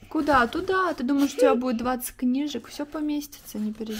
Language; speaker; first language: Russian; native; Russian